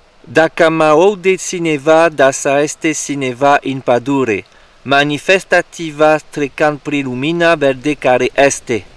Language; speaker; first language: Romanian; non-native, learner; French